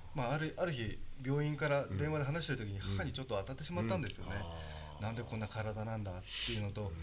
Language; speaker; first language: Japanese; native; Japanese